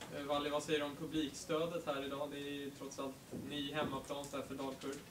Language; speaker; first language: Swedish; native; Swedish